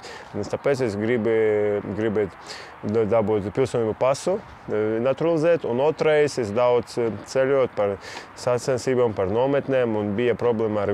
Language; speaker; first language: Latvian; non-native, local second language; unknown